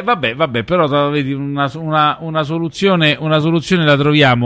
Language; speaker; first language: Italian; native; Italian